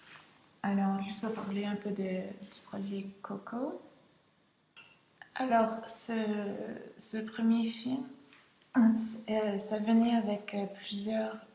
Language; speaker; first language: French; non-native, local second language; English